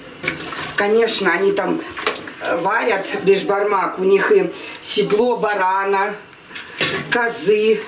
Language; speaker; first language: Russian; native; Russian